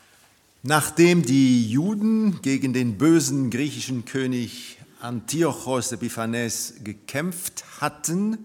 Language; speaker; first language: German; non-native, fluent; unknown